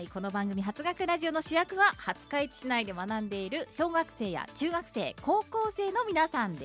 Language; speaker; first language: Japanese; native; Japanese